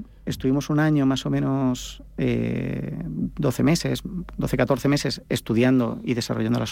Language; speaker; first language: Spanish; native; Spanish